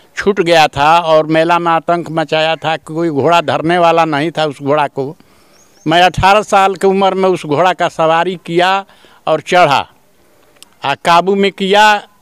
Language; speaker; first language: Hindi; native; Hindi